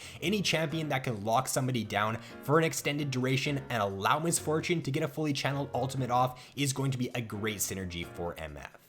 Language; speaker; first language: English; native; English